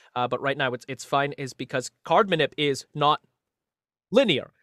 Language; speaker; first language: English; native; English